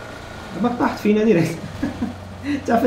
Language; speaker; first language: Arabic; native; Arabic